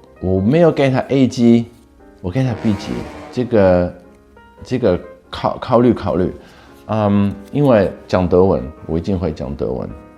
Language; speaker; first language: Chinese; non-native, fluent; Dutch